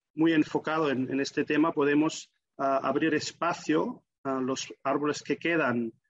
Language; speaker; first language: Spanish; non-native, fluent; German